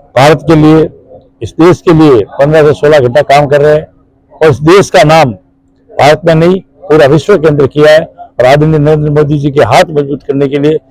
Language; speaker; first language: Hindi; native; Hindi